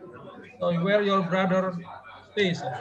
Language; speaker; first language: English; non-native, learner; Indonesian